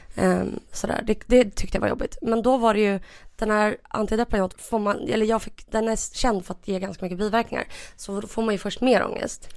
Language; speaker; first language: Swedish; early bilingual, other home language; Russian